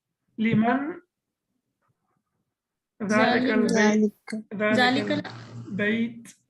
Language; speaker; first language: Arabic; non-native, fluent; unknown